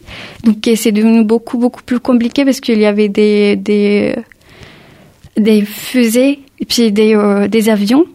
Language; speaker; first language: French; early bilingual, other home language; Arabic